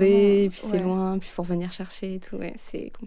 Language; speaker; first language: French; native; French